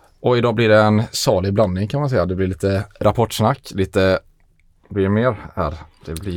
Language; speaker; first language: Swedish; native; Swedish